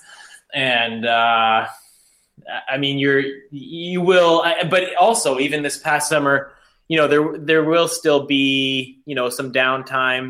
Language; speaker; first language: English; native; English